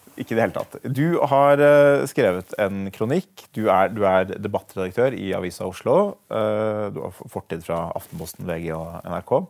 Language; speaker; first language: Norwegian; native; Norwegian